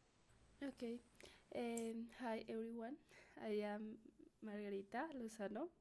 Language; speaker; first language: English; non-native, learner; Spanish